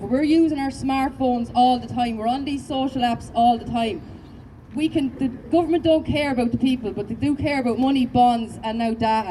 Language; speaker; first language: English; native; English